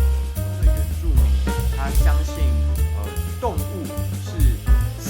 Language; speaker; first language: Chinese; native; Chinese